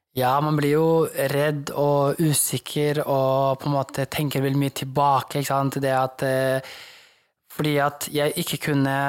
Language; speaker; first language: Norwegian; early bilingual, other home language; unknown